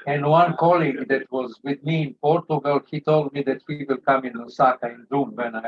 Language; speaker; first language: English; non-native, learner; Serbian